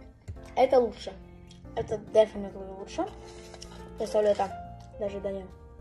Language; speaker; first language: Russian; early bilingual, heritage; Russian